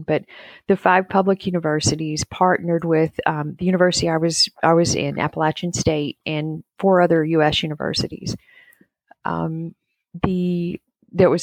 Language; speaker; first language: English; native; English